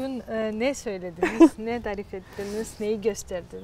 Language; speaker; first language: Turkish; non-native, fluent; Ukrainian